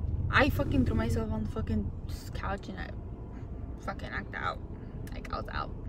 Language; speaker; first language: English; early bilingual, other home language; Spanish